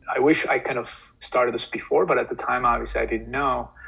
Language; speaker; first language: English; non-native, fluent; Turkish